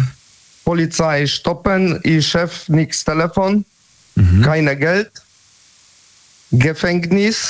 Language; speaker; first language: German; non-native, learner; Polish